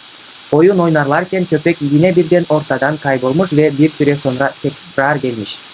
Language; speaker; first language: Turkish; non-native, fluent; Kyrgyz